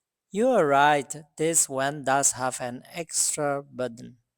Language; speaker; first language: English; non-native, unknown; Burmese